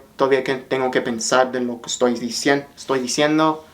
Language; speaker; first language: Spanish; early bilingual, heritage; Spanish